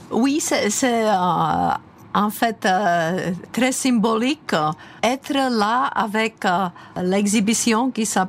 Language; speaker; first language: French; non-native, fluent; Czech